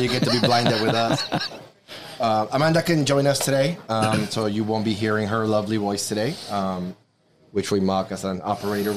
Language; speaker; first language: English; non-native, fluent; Spanish